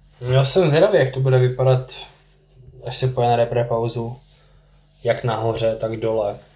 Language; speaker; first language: Czech; native; Czech